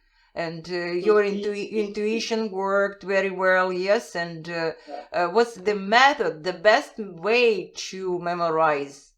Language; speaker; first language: English; non-native, fluent; Russian